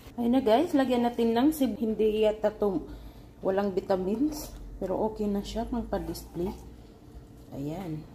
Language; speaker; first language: Filipino; non-native, local second language; Cebuano